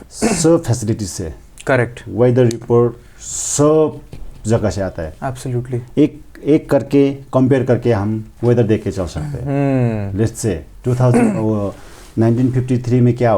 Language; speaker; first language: Hindi; non-native, fluent; Sherpa